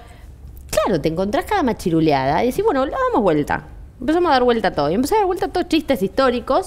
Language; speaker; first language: Spanish; native; Spanish